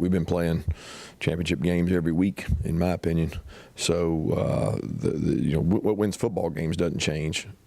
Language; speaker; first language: English; native; English